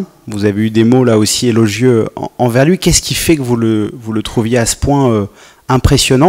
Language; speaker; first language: French; native; French